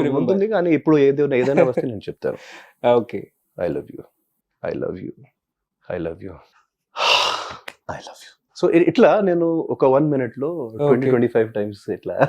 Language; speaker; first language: Telugu; non-native, local second language; Hindi